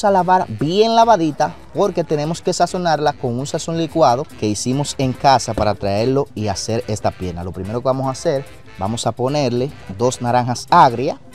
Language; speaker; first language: Spanish; native; Spanish